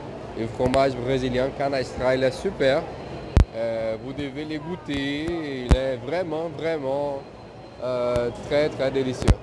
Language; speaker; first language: French; non-native, fluent; Portuguese